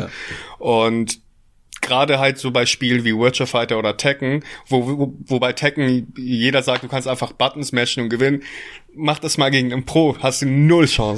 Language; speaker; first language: German; native; German